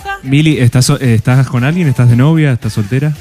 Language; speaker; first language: Spanish; native; Spanish